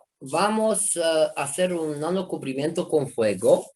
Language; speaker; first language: Spanish; non-native, fluent; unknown